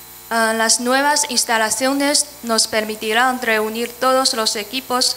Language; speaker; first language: Spanish; non-native, fluent; Chinese